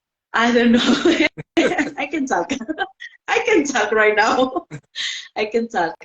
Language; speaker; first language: English; non-native, learner; Spanish